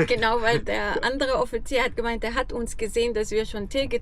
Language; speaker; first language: German; non-native, fluent; Arabic